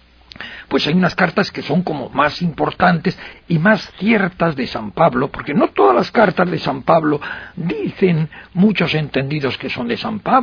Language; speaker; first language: Spanish; native; Spanish